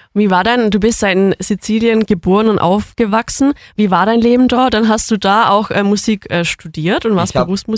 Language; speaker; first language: German; native; German